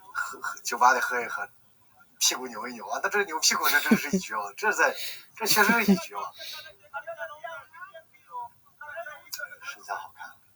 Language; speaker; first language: Chinese; native; Chinese